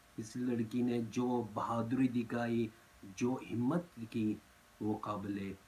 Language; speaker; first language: Urdu; non-native, fluent; Pashto